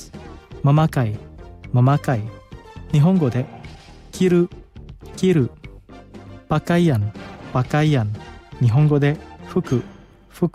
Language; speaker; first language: Japanese; non-native, fluent; Indonesian